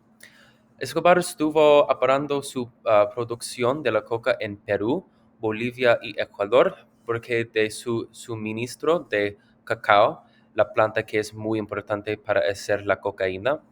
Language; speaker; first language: Spanish; non-native, learner; English